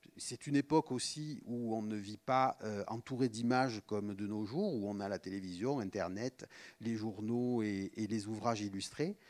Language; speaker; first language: French; native; French